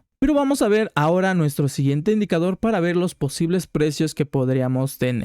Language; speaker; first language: Spanish; native; Spanish